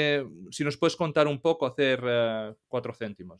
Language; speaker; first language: Spanish; native; Spanish